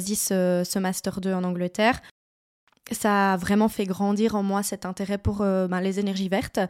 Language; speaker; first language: French; native; French